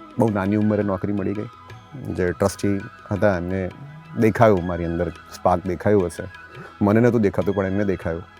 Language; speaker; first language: Gujarati; non-native, local second language; Hindi